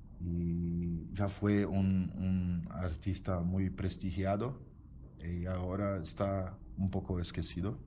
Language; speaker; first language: Spanish; non-native, learner; Portuguese